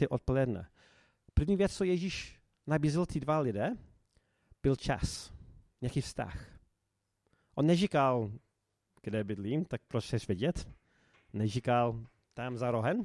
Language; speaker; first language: Czech; non-native, fluent; English